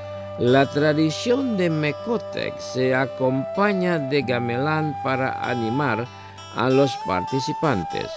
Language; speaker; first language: Spanish; non-native, fluent; Indonesian